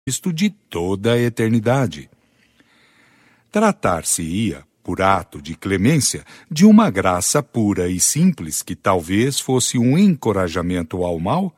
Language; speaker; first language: Portuguese; native; Portuguese